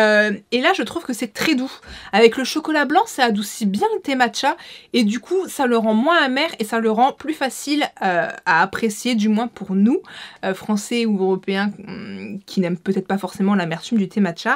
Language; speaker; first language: French; native; French